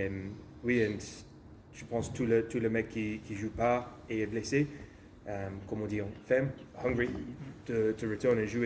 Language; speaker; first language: French; non-native, learner; English